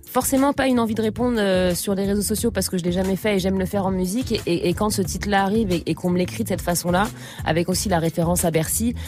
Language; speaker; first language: French; native; French